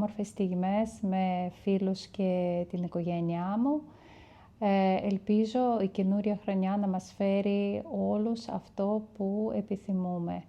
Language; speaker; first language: Greek; non-native, fluent; Ukrainian